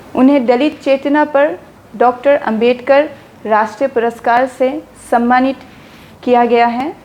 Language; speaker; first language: Hindi; non-native, local second language; Assamese